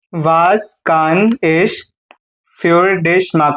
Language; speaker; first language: German; non-native, learner; Hindi